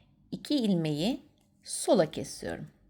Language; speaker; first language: Turkish; native; Turkish